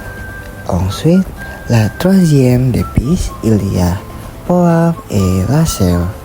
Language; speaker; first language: French; non-native, learner; Indonesian